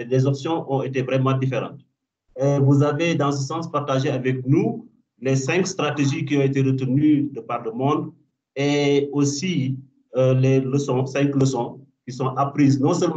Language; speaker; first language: French; non-native, local second language; Wolof